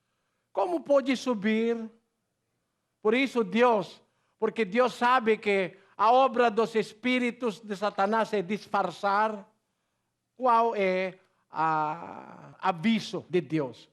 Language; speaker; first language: Portuguese; non-native, learner; Filipino